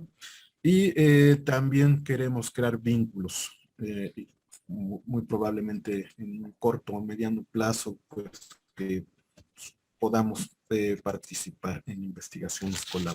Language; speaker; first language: Spanish; native; Spanish